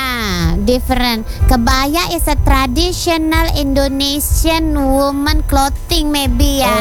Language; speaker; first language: English; non-native, learner; Indonesian